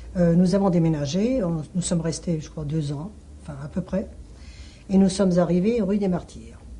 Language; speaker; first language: French; early bilingual, other home language; Hungarian